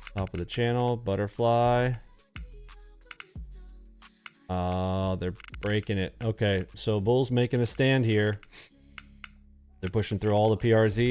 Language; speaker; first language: English; native; English